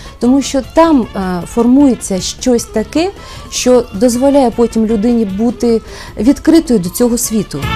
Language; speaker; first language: Ukrainian; non-native, local second language; Russian